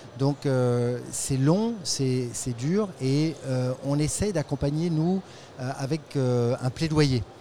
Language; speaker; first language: French; native; French